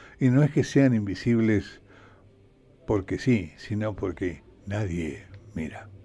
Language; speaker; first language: Spanish; native; Spanish